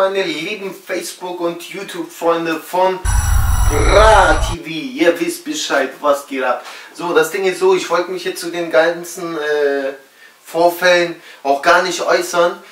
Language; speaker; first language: German; early bilingual, other home language; Russian